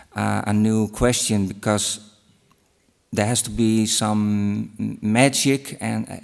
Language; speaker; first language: English; non-native, fluent; Western Frisian